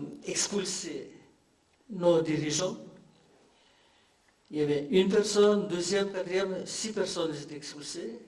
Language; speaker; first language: French; non-native, fluent; Indonesian